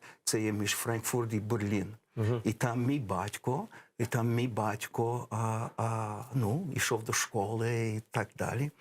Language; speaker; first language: Ukrainian; early bilingual, heritage; English